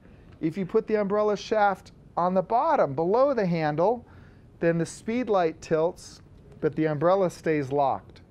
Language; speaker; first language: English; native; English